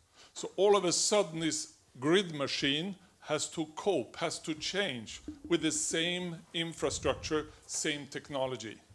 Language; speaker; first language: English; non-native, fluent; Swedish